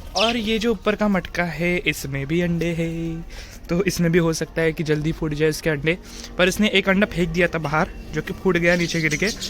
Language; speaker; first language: Hindi; non-native, local second language; Marathi